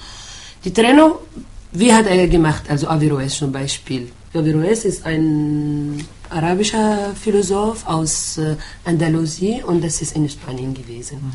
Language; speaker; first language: German; non-native, fluent; Arabic